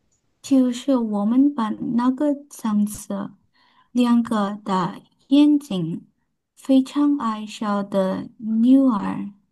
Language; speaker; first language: Chinese; non-native, learner; Indonesian